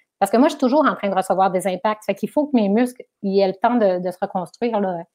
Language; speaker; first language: French; native; French